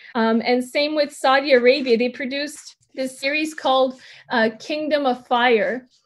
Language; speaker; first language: English; early bilingual, other home language; Turkish